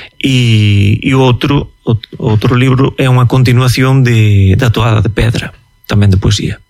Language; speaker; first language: Galician; non-native, local second language; Spanish